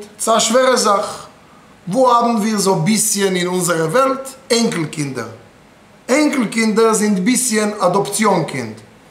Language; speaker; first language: German; non-native, fluent; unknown